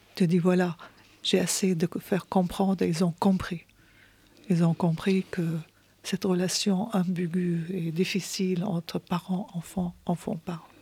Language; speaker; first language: French; non-native, fluent; Arabic